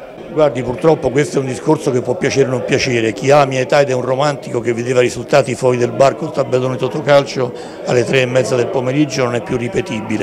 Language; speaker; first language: Italian; native; Italian